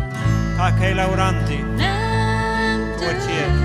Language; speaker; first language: Icelandic; non-native, fluent; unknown